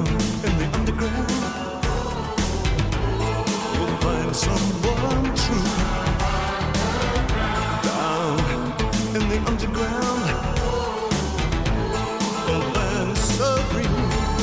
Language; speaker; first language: English; native; English